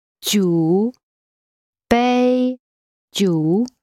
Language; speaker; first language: Chinese; non-native, learner; English